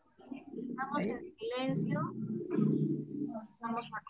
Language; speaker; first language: Spanish; native; Spanish